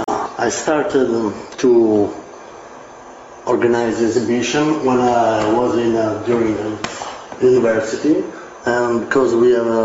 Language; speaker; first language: English; non-native, learner; Italian